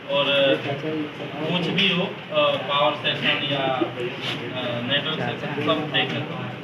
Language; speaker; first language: Hindi; native; Hindi